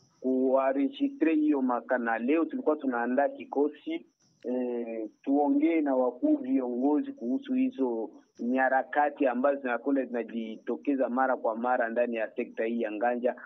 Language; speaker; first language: Swahili; native; Swahili